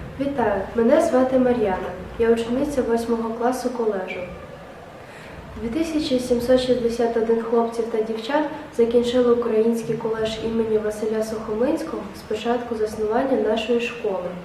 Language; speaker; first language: Ukrainian; native; Ukrainian